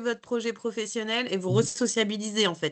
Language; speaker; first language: French; native; French